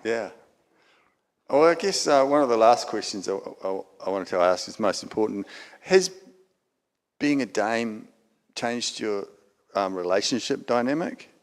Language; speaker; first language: English; native; English